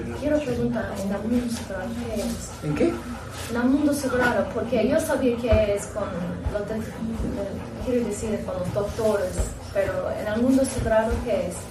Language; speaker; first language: Spanish; non-native, learner; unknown